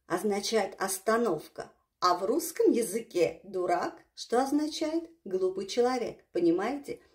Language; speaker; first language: Russian; non-native, local second language; Armenian